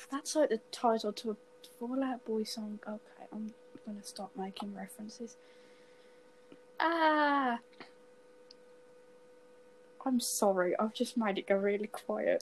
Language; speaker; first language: English; native; English